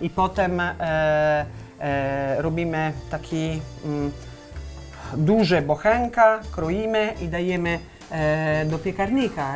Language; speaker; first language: Polish; non-native, learner; Italian